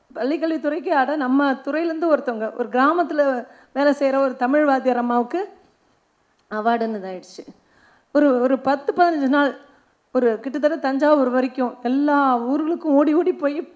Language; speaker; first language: Tamil; non-native, local second language; Malayalam